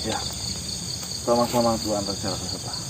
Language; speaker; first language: Indonesian; native; Indonesian